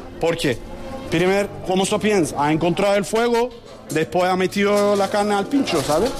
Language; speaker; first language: Spanish; non-native, learner; Turkish